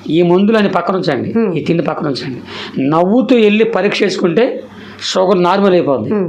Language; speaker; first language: Telugu; non-native, local second language; Koya